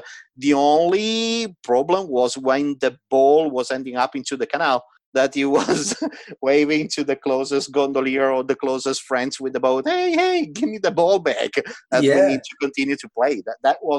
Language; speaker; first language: English; non-native, fluent; Italian